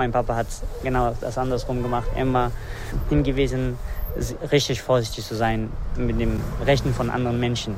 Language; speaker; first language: German; non-native, fluent; Persian